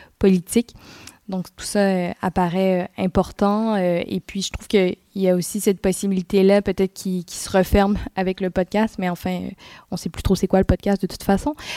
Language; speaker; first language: French; native; French